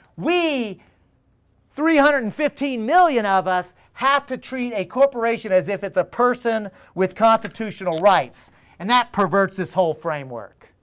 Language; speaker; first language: English; native; English